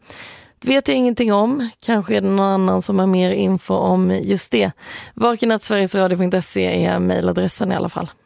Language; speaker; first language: Swedish; native; Swedish